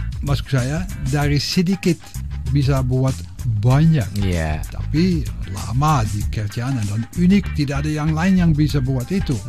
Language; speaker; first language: Indonesian; non-native, fluent; Dutch